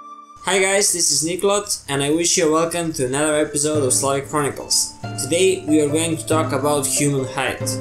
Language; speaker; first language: English; non-native, fluent; Serbian